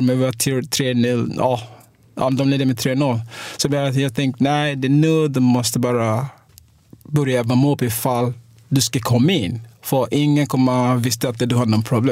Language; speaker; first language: Swedish; non-native, fluent; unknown